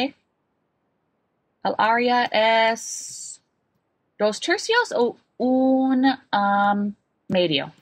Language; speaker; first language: Spanish; non-native, fluent; English